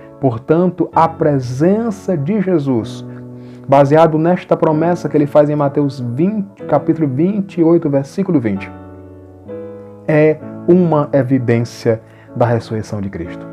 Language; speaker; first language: Portuguese; native; Portuguese